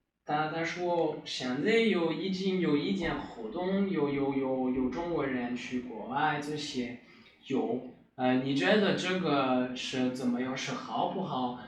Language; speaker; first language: Chinese; non-native, learner; French